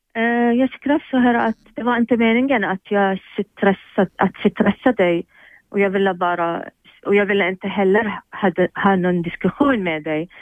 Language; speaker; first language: Swedish; non-native, fluent; Arabic